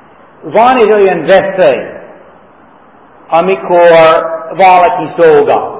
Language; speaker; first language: Hungarian; non-native, learner; English